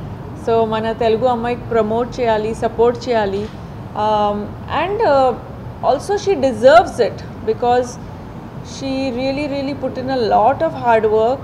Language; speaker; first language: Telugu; non-native, fluent; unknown